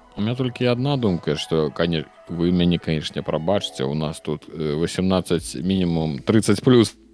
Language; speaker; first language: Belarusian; non-native, local second language; Russian